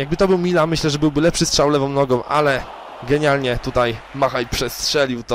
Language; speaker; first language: Polish; native; Polish